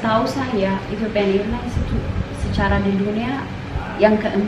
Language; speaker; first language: Indonesian; non-native, learner; Amharic